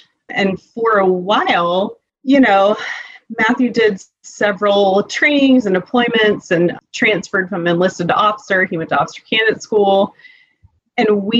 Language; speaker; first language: English; native; English